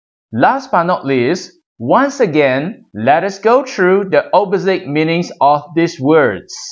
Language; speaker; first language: English; non-native, local second language; Chinese